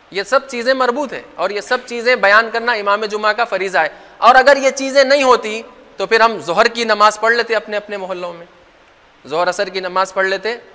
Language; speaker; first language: Urdu; native; Urdu